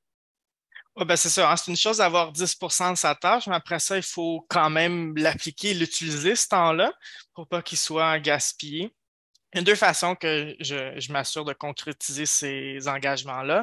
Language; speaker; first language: French; native; French